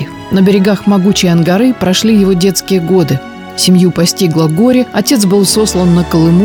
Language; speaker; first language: Russian; native; Russian